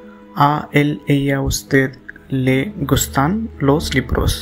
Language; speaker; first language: Spanish; non-native, fluent; Telugu